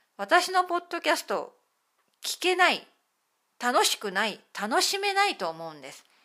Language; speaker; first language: Japanese; native; Japanese